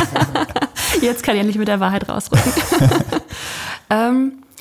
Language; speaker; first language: German; native; German